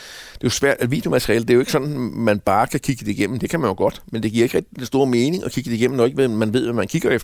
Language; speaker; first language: Danish; native; Danish